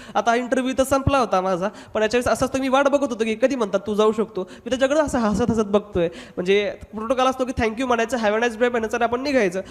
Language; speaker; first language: Marathi; non-native, local second language; Hindi